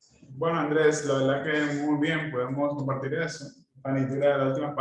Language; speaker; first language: Spanish; native; Spanish